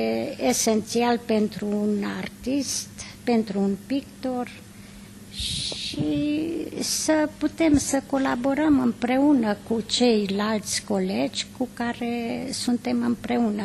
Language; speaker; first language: Romanian; non-native, local second language; Hungarian